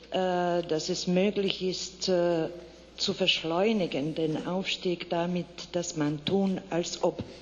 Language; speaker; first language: German; non-native, fluent; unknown